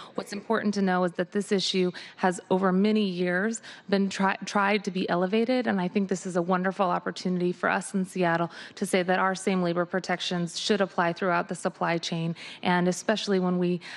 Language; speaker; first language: English; native; English